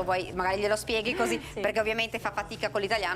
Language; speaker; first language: Italian; native; Italian